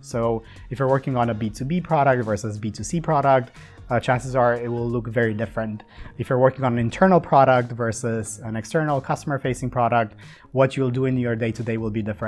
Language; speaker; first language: English; non-native, fluent; Romanian